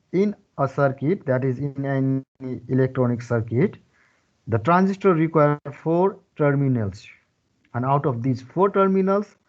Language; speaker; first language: English; non-native, local second language; Nepali